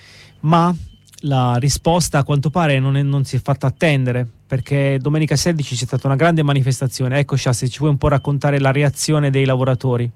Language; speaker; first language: Italian; native; Italian